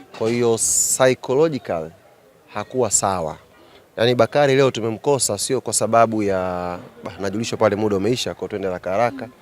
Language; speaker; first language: Swahili; native; Swahili